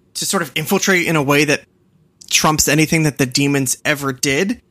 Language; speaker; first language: English; native; English